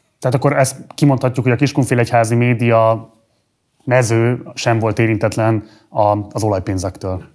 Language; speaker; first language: Hungarian; native; Hungarian